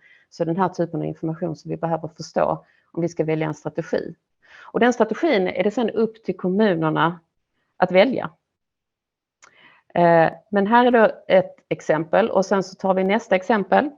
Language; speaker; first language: Swedish; native; Swedish